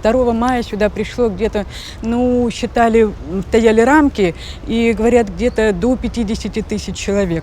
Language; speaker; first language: Russian; native; Russian